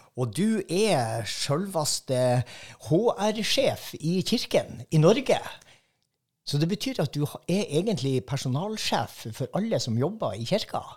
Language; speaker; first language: Norwegian; native; Norwegian